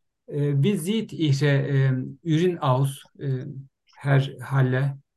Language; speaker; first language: German; non-native, learner; Turkish